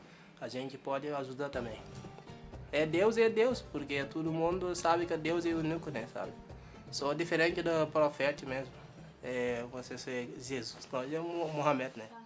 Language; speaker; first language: Portuguese; non-native, learner; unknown